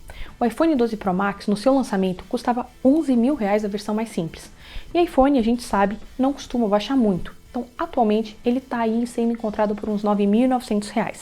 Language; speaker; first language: Portuguese; native; Portuguese